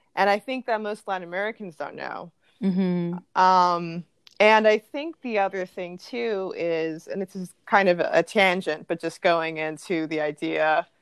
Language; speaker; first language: English; native; English